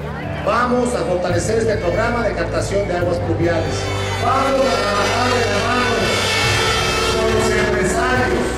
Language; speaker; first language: Spanish; native; Spanish